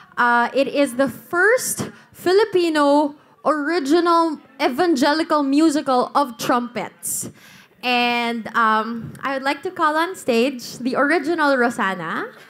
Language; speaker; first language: English; non-native, local second language; Filipino